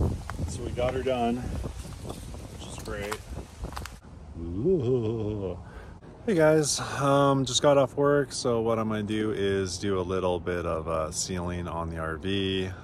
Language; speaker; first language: English; native; English